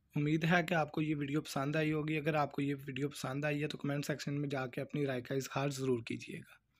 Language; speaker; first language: Urdu; non-native, local second language; Punjabi